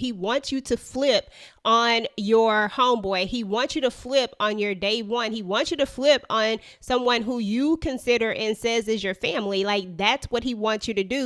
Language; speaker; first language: English; native; English